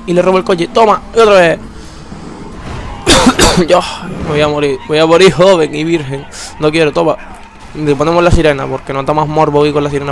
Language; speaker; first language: Spanish; native; Spanish